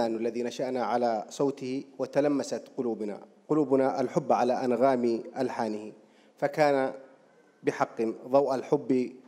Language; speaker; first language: Arabic; native; Arabic